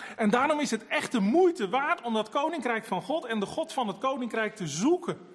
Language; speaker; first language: Dutch; native; Dutch